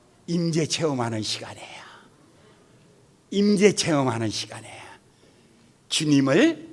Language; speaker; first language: Korean; native; Korean